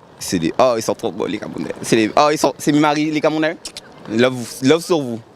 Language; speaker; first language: French; native; French